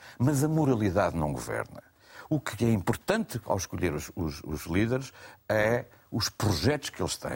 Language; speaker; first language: Portuguese; native; Portuguese